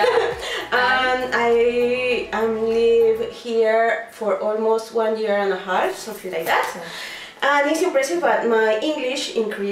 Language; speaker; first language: English; non-native, learner; Spanish